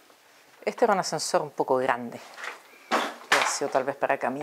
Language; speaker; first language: Spanish; native; Spanish